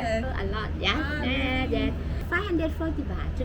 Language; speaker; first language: English; non-native, learner; Thai